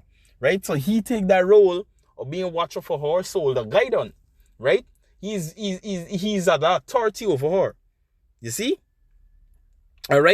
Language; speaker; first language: English; native; English